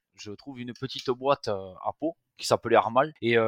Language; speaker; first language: French; native; French